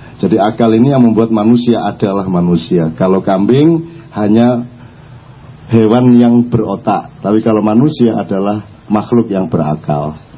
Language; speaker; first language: Indonesian; non-native, local second language; Javanese